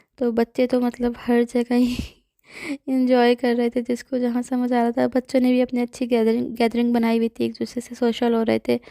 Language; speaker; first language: Urdu; native; Urdu